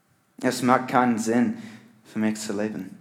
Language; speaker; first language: German; non-native, learner; English